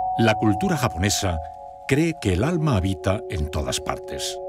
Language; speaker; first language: Spanish; native; Spanish